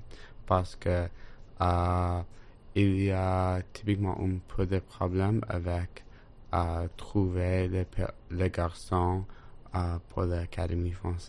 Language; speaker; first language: French; non-native, learner; English